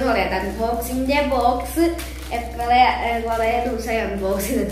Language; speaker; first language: English; non-native, learner; Malayalam